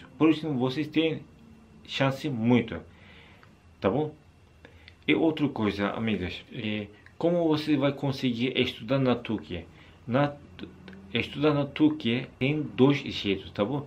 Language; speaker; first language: Portuguese; non-native, learner; Turkish